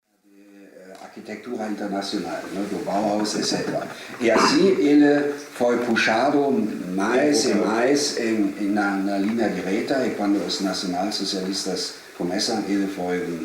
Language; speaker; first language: Portuguese; non-native, fluent; German